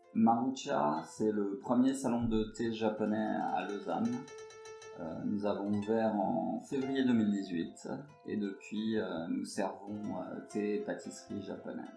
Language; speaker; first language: French; native; French